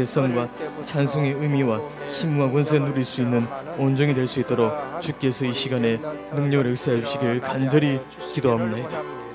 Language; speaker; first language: Korean; native; Korean